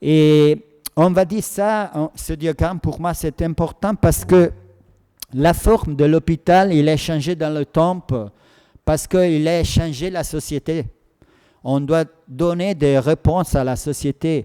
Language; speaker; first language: French; non-native, fluent; Italian